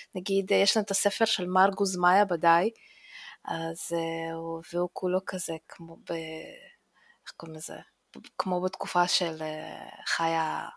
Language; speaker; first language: Hebrew; early bilingual, other home language; Russian